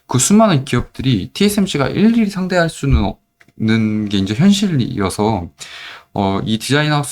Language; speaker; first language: Korean; native; Korean